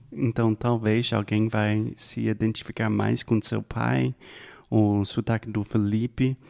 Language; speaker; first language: Portuguese; non-native, fluent; English